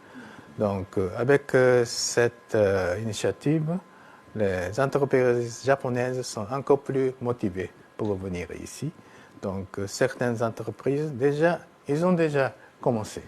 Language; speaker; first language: French; non-native, fluent; Japanese